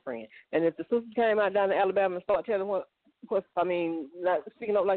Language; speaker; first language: English; native; English